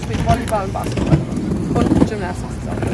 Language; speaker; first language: German; native; German